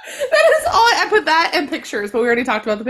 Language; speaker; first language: English; native; English